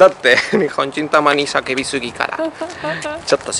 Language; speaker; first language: Japanese; non-native, fluent; Spanish